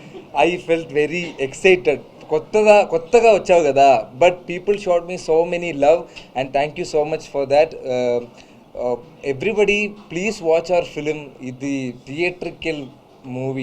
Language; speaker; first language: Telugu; non-native, learner; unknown